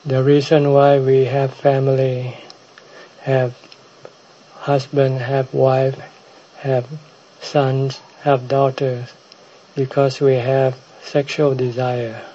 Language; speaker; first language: English; non-native, fluent; Thai